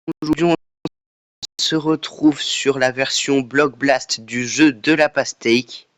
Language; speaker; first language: French; native; French